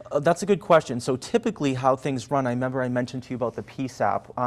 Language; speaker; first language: English; native; English